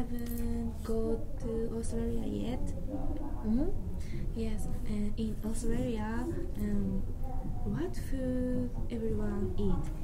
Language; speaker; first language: English; non-native, learner; Japanese